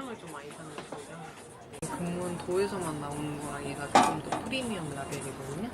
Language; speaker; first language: Korean; native; Korean